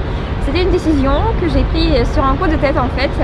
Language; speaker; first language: French; non-native, fluent; Russian